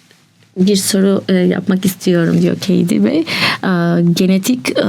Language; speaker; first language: Turkish; non-native, learner; Albanian